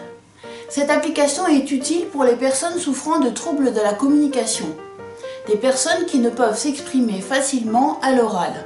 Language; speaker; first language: French; native; French